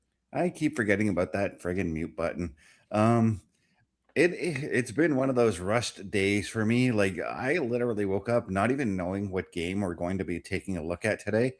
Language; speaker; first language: English; native; English